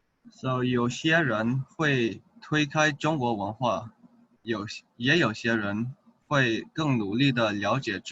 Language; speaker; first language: Chinese; early bilingual, heritage; English